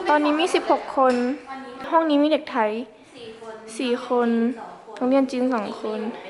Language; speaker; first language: Thai; native; Thai